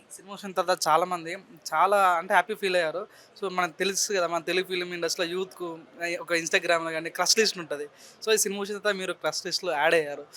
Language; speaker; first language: Telugu; native; Telugu